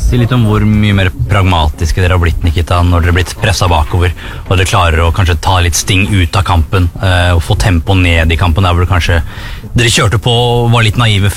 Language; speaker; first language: Norwegian; native; Norwegian